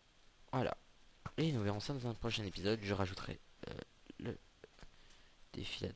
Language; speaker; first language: French; native; French